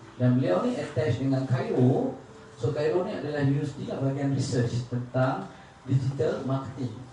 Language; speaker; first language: Malay; native; Malay